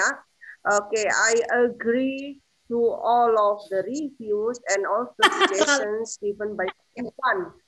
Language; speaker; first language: English; non-native, fluent; Indonesian